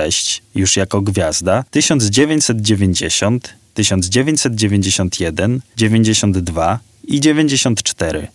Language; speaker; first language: Polish; native; Polish